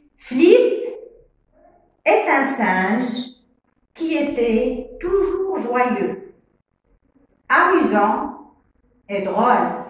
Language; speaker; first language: French; non-native, local second language; Arabic